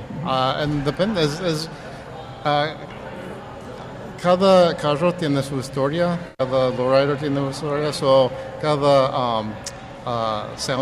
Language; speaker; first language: Spanish; early bilingual, heritage; English